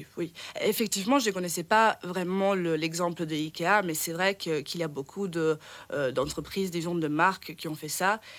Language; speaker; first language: French; non-native, fluent; Italian